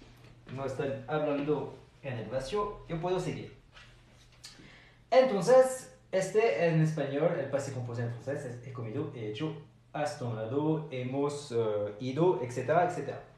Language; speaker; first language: Spanish; non-native, fluent; French